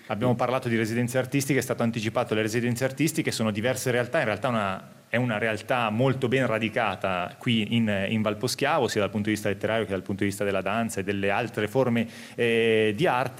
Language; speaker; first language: Italian; native; Italian